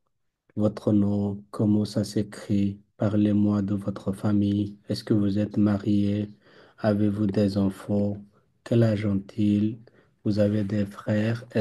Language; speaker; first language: French; non-native, fluent; Bangla